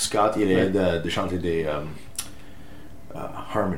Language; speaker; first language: French; non-native, fluent; English